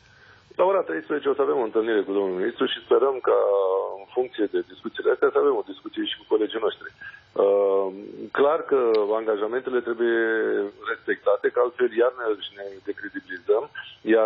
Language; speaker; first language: Romanian; native; Romanian